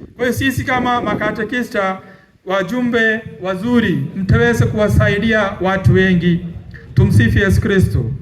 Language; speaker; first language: Swahili; non-native, fluent; Malayalam